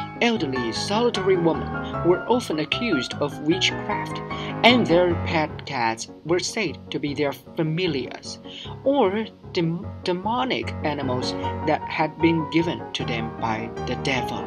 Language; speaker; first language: English; non-native, fluent; Chinese